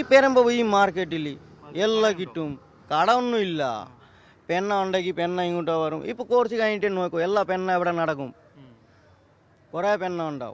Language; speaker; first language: Malayalam; non-native, local second language; Assamese